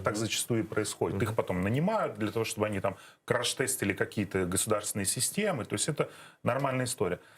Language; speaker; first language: Russian; native; Russian